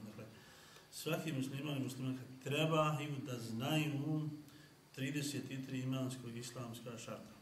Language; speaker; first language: Bosnian; native; Bosnian